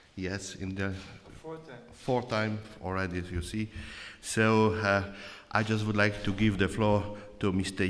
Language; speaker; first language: English; non-native, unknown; Slovenian